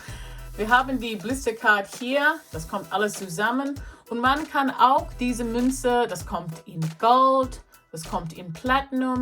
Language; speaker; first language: German; non-native, learner; English